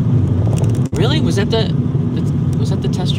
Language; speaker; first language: English; native; English